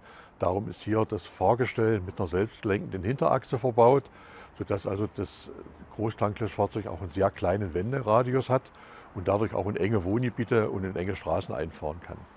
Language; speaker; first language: German; native; German